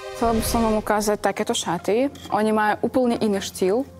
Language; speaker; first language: Slovak; non-native, learner; Russian